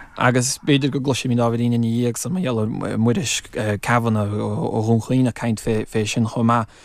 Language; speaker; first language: Irish; non-native, fluent; English